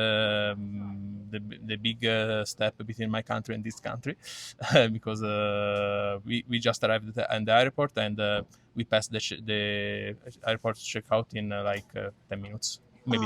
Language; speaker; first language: English; non-native, learner; Italian